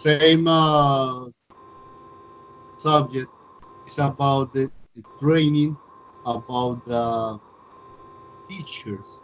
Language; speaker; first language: English; non-native, learner; Spanish